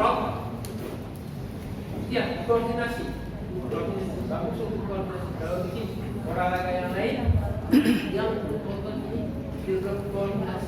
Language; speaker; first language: Indonesian; non-native, learner; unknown